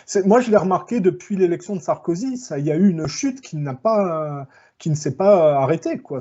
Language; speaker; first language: French; native; French